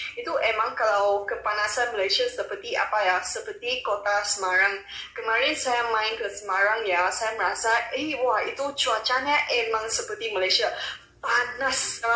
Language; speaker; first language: Malay; non-native, local second language; Chinese